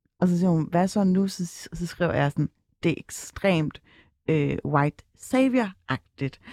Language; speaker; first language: Danish; early bilingual, other home language; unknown